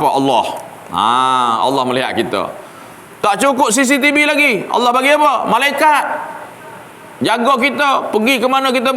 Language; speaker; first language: Malay; native; Malay